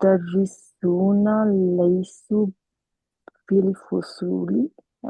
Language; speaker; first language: Arabic; non-native, learner; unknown